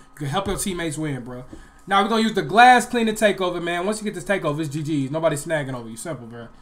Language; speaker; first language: English; native; English